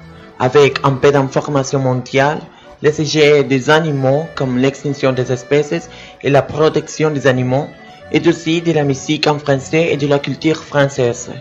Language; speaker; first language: French; non-native, learner; Spanish